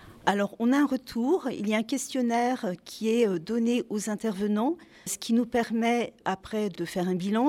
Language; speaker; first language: French; native; French